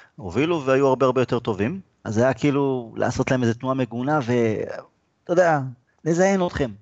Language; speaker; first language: Hebrew; native; Hebrew